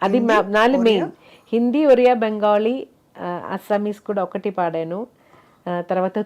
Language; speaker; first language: Telugu; non-native, local second language; Malayalam